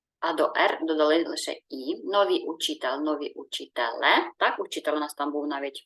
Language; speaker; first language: Czech; non-native, learner; Ukrainian